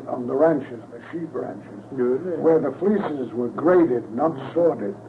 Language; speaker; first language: English; native; English